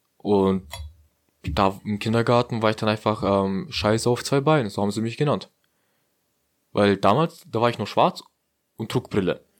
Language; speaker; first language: German; early bilingual, other home language; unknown